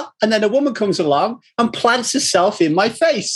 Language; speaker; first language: English; native; English